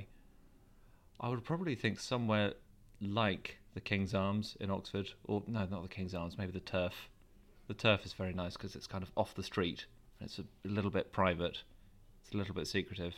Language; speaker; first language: English; native; English